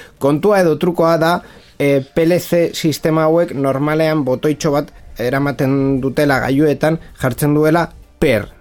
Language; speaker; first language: Basque; non-native, local second language; Spanish